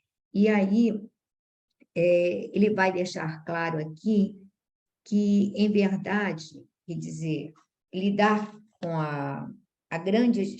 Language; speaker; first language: Portuguese; native; Portuguese